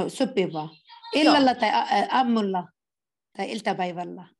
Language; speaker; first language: Finnish; non-native, learner; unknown